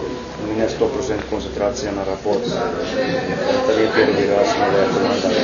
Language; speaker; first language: Russian; non-native, learner; Finnish